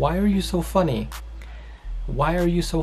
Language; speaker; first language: English; non-native, fluent; Portuguese